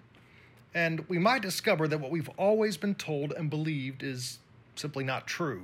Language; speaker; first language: English; native; English